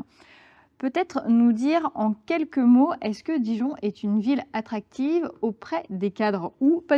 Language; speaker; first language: French; native; French